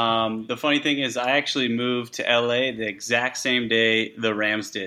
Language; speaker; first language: English; native; English